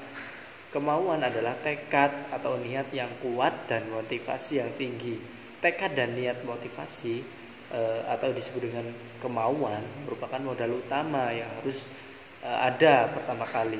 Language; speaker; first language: Indonesian; native; Indonesian